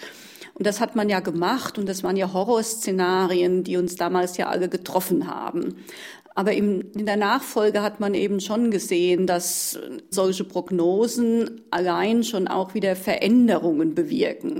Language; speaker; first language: German; native; German